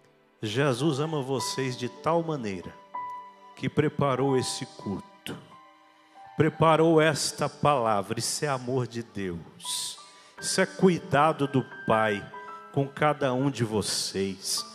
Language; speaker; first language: Portuguese; native; Portuguese